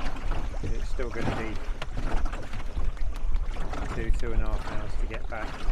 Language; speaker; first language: English; native; English